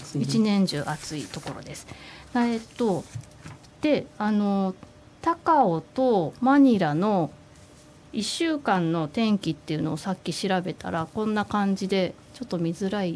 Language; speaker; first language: Japanese; native; Japanese